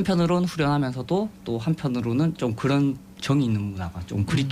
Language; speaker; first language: Korean; native; Korean